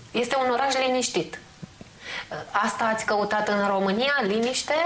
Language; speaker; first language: Romanian; native; Romanian